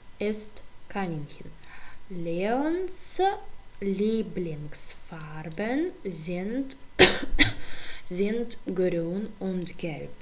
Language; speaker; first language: German; non-native, fluent; Ukrainian